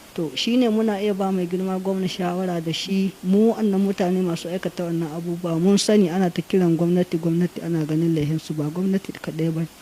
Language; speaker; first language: Hausa; non-native, local second language; Fula